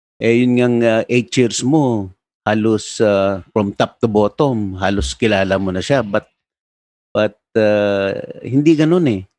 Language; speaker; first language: Filipino; native; Filipino